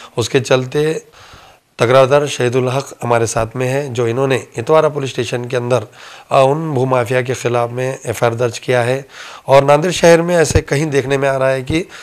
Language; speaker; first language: Hindi; non-native, local second language; Urdu